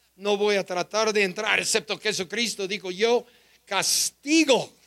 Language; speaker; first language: Spanish; non-native, fluent; English